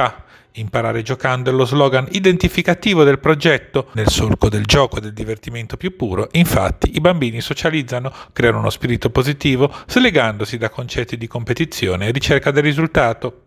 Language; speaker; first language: Italian; native; Italian